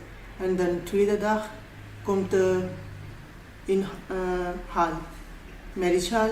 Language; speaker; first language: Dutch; non-native, learner; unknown